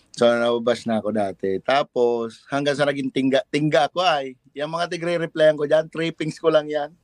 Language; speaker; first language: Filipino; non-native, local second language; Bikol